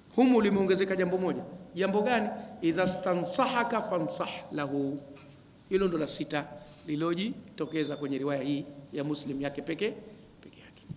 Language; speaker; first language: Swahili; native; Swahili